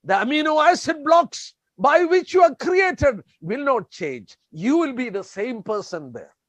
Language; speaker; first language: English; non-native, local second language; Malayalam